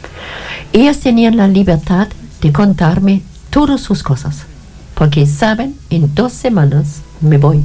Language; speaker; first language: Spanish; non-native, fluent; German